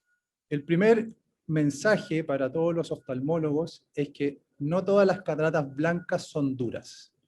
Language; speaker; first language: Spanish; native; Spanish